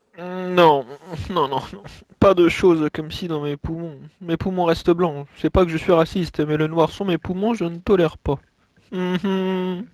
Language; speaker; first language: French; native; French